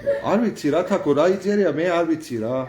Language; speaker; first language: Georgian; non-native, learner; German